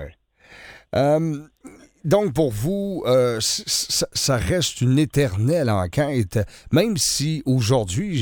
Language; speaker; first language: French; native; French